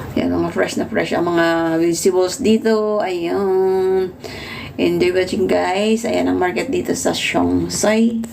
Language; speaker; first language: Filipino; native; Filipino